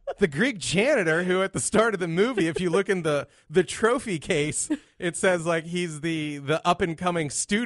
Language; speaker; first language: English; native; English